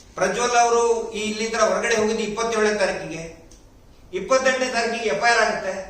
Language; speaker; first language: Kannada; native; Kannada